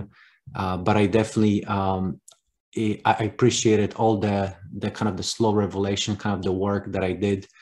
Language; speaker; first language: English; non-native, fluent; Polish